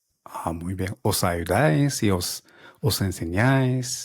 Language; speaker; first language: Spanish; non-native, fluent; Japanese